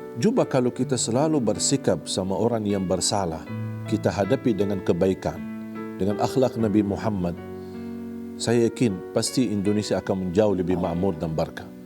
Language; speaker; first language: Indonesian; non-native, fluent; Arabic